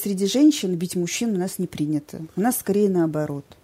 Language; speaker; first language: Russian; native; Russian